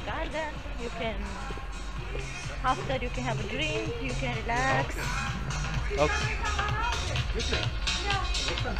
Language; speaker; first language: English; non-native, learner; Romanian